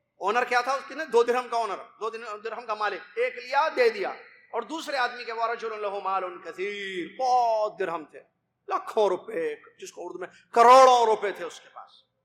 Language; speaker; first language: Urdu; native; Urdu